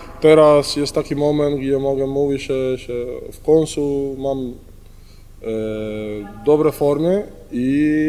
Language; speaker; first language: Polish; non-native, learner; Spanish